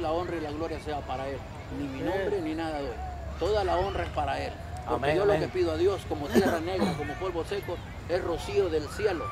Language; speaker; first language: Spanish; native; Spanish